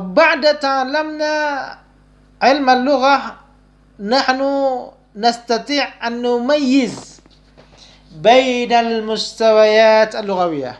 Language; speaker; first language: Arabic; non-native, fluent; Indonesian